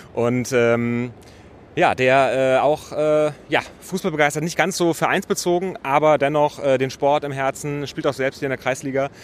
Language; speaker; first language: German; native; German